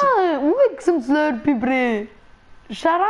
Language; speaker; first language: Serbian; early bilingual, heritage; Serbian